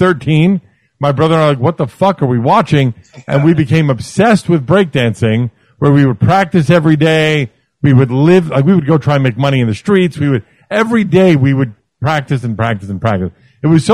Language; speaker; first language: English; native; English